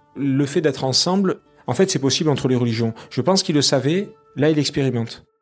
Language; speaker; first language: French; native; French